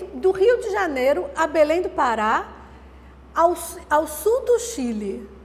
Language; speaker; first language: Portuguese; native; Portuguese